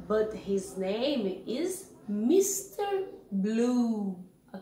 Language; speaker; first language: English; non-native, learner; Portuguese